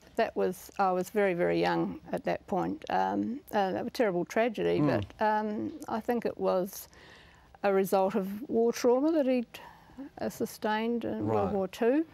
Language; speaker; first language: English; native; English